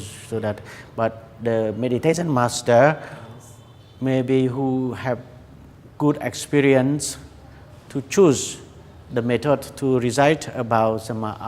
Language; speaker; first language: English; non-native, learner; Khmer